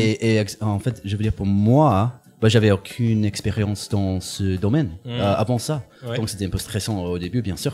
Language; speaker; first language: French; non-native, fluent; English